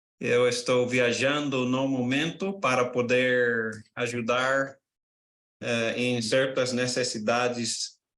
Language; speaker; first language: Portuguese; non-native, fluent; English